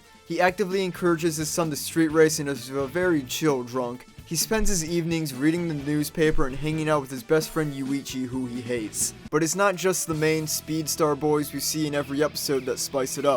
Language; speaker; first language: English; native; English